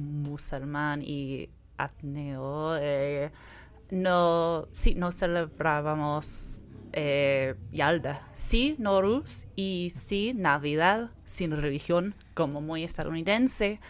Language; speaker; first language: Spanish; non-native, fluent; English